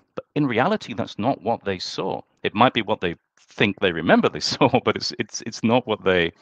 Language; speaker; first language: English; native; English